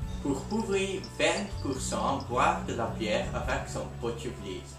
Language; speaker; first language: French; non-native, learner; Dutch